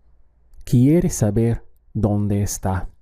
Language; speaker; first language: Spanish; non-native, fluent; English